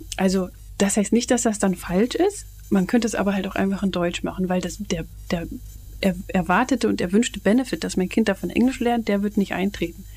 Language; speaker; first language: German; native; German